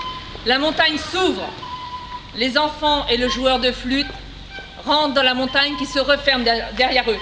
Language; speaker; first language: French; native; French